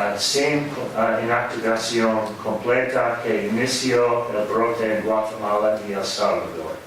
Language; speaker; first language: Spanish; non-native, fluent; English